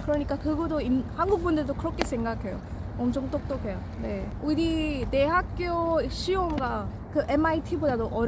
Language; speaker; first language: Korean; non-native, learner; Hindi